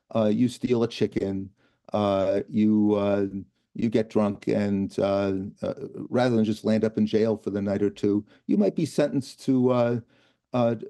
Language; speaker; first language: English; native; English